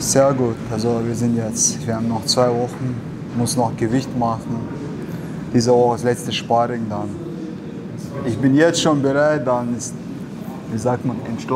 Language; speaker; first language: German; non-native, learner; Chechen